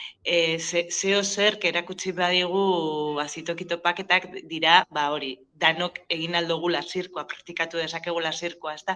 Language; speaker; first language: Basque; native; Basque